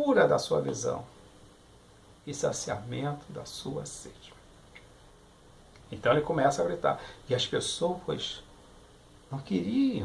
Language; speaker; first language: Portuguese; native; Portuguese